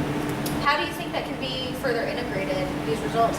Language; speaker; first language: English; native; English